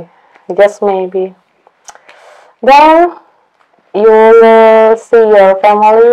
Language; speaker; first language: English; non-native, learner; Indonesian